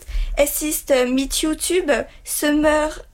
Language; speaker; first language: German; non-native, learner; French